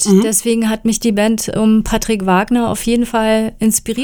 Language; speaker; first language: German; native; German